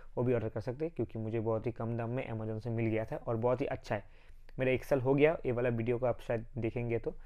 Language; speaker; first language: Hindi; non-native, local second language; Bangla